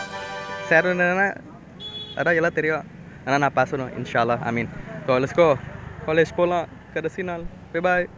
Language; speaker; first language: Tamil; non-native, learner; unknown